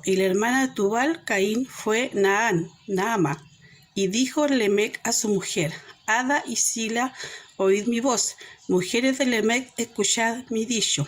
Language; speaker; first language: Spanish; native; Spanish